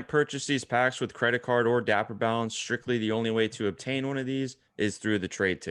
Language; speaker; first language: English; native; English